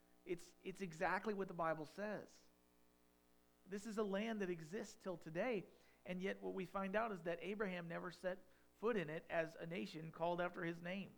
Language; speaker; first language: English; native; English